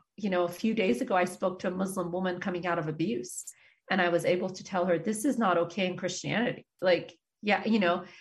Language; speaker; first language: English; early bilingual, other home language; Persian